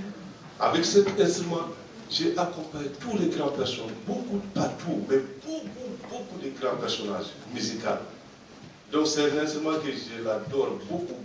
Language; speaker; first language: French; non-native, local second language; Bambara